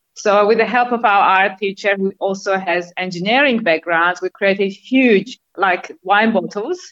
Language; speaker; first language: English; non-native, fluent; Armenian